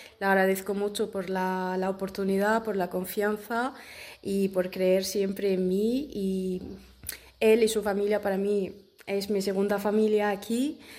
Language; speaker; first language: Spanish; non-native, fluent; Arabic